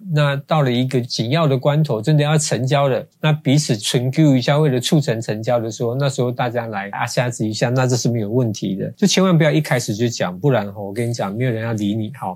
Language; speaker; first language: Chinese; native; Chinese